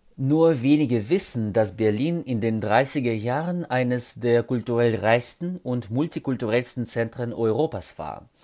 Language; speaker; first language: German; non-native, fluent; Russian